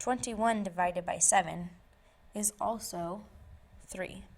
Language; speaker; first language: English; native; English